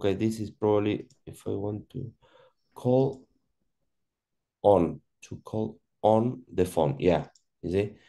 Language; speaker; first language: English; non-native, learner; Spanish